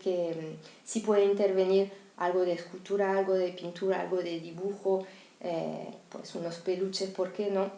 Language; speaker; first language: Spanish; non-native, fluent; French